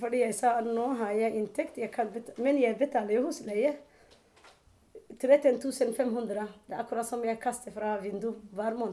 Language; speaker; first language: Norwegian; non-native, learner; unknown